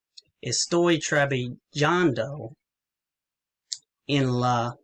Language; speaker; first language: Spanish; non-native, learner; English